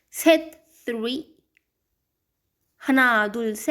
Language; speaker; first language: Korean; non-native, learner; Hindi